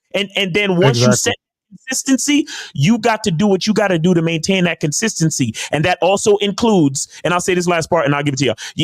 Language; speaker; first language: English; native; English